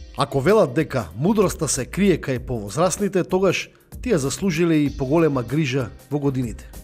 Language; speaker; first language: Macedonian; native; Macedonian